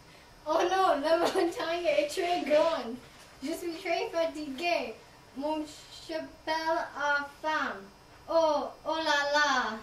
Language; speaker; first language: French; non-native, learner; English